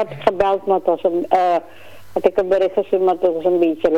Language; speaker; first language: Dutch; non-native, local second language; Caribbean Hindustani